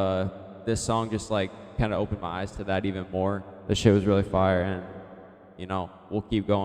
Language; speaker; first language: English; native; English